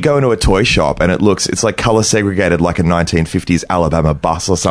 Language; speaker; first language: English; native; English